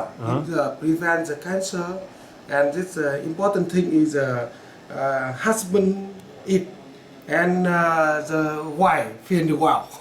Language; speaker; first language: English; non-native, learner; Vietnamese